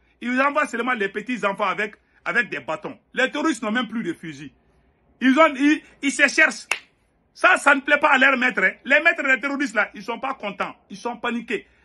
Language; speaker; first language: French; non-native, local second language; Bambara